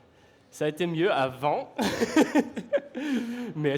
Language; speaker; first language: French; non-native, learner; Norwegian